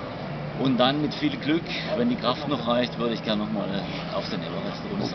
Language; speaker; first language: German; native; German